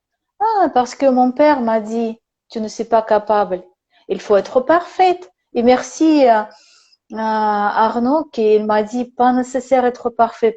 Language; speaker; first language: French; non-native, learner; Russian